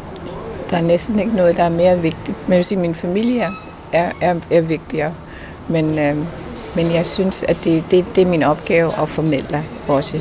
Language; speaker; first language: Danish; non-native, fluent; English